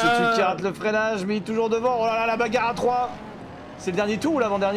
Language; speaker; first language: French; native; French